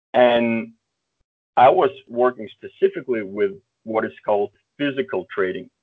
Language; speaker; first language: English; early bilingual, other home language; Russian